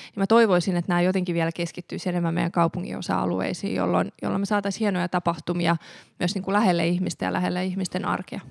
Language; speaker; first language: Finnish; early bilingual, other home language; Persian